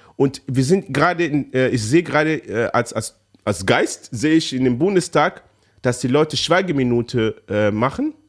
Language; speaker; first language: German; early bilingual, other home language; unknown